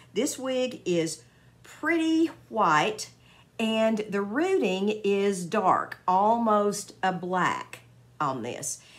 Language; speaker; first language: English; native; English